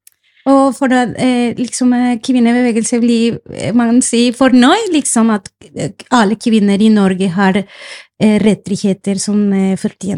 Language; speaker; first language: Norwegian; non-native, fluent; Spanish